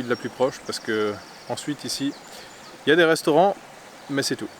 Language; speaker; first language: French; native; French